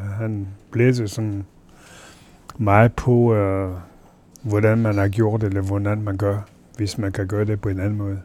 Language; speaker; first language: Danish; non-native, fluent; French